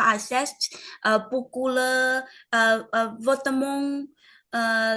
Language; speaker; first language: French; non-native, learner; Vietnamese